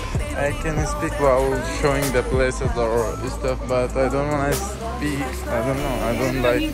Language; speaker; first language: English; non-native, local second language; Bangla